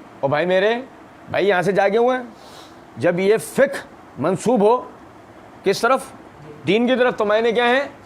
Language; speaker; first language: Urdu; non-native, local second language; Punjabi